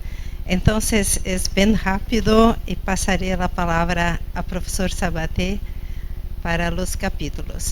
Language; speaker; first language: Spanish; non-native, fluent; Portuguese